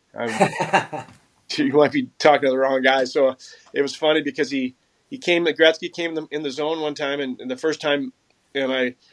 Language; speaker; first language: English; native; English